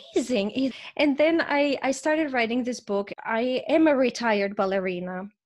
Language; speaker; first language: English; non-native, fluent; Croatian